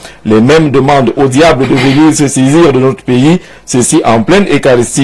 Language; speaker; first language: French; native; French